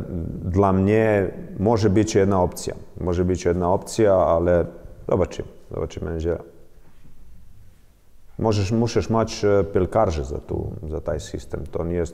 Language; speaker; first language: Polish; non-native, learner; Croatian